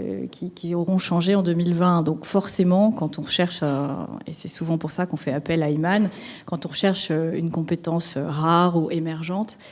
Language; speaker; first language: French; native; French